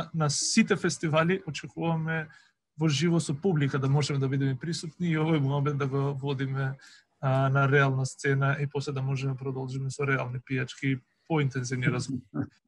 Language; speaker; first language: Macedonian; non-native, local second language; Albanian